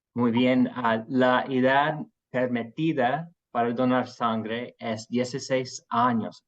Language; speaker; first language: Spanish; non-native, fluent; English